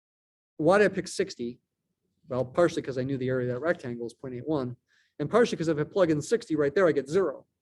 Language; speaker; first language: English; native; English